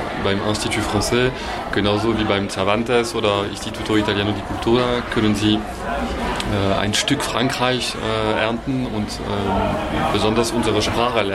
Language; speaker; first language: German; non-native, fluent; French